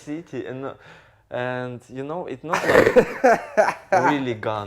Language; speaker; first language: English; non-native, learner; Ukrainian